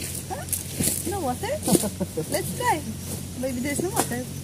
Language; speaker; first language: English; non-native, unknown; Polish